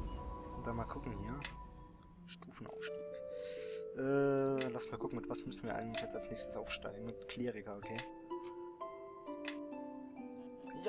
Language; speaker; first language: German; native; German